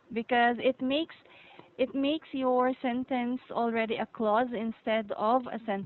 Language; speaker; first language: English; non-native, fluent; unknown